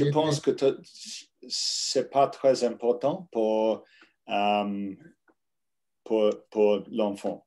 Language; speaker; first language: French; non-native, learner; English